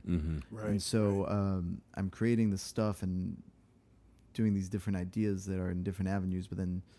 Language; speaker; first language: English; early bilingual, other home language; French